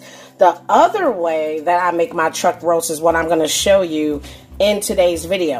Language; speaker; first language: English; native; English